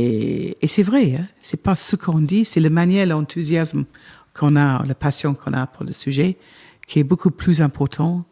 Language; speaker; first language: French; non-native, fluent; English